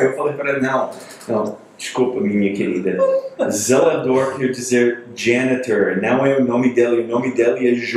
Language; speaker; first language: Portuguese; non-native, fluent; English